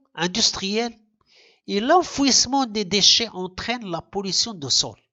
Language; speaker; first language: French; non-native, local second language; Arabic